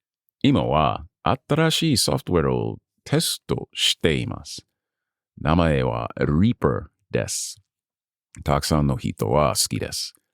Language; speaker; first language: Japanese; non-native, learner; English